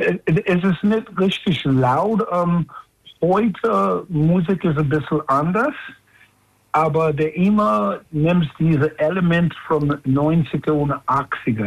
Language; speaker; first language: German; non-native, learner; English